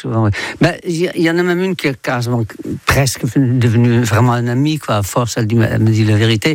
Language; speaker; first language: French; non-native, fluent; Dutch